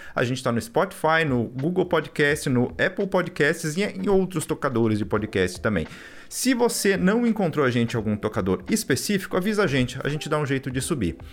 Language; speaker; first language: Portuguese; native; Portuguese